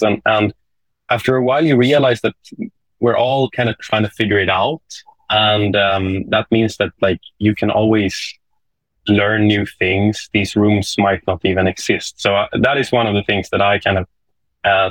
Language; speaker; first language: English; non-native, fluent; Swedish